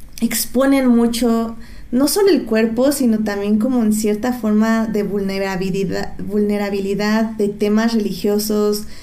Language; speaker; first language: Spanish; native; Spanish